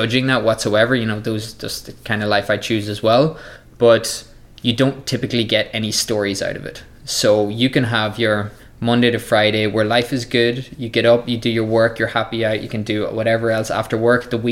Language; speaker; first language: English; native; English